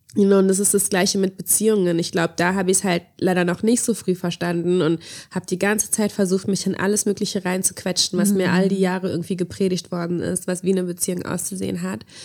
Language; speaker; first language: German; early bilingual, heritage; German